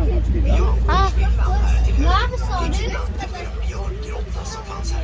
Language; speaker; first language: Swedish; native; Swedish